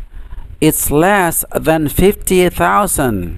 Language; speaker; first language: English; non-native, fluent; Indonesian